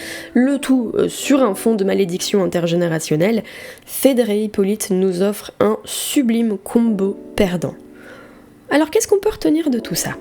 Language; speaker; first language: French; native; French